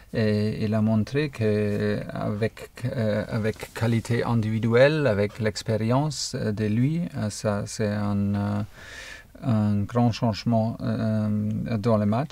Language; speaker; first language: French; non-native, fluent; German